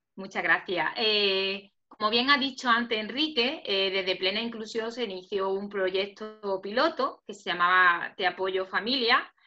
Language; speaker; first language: Spanish; native; Spanish